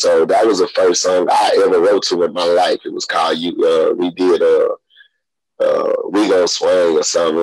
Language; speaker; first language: English; native; English